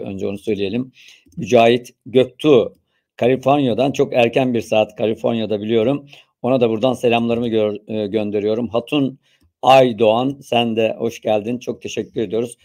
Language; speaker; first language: Turkish; native; Turkish